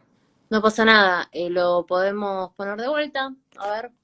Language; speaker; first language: Spanish; native; Spanish